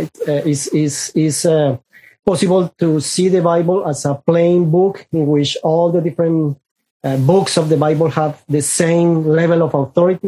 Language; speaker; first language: English; non-native, fluent; Spanish